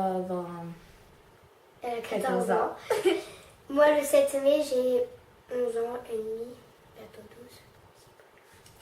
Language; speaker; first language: French; native; French